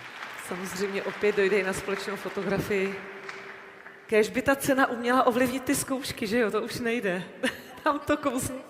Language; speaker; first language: Czech; native; Czech